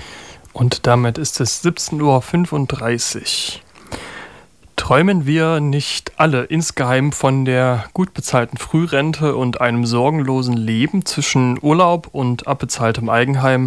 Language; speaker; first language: German; native; German